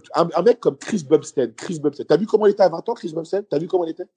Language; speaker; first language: French; native; French